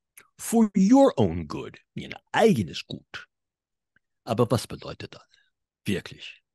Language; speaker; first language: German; non-native, fluent; English